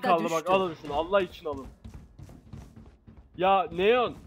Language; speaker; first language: Turkish; native; Turkish